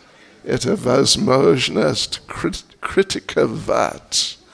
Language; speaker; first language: Russian; non-native, fluent; English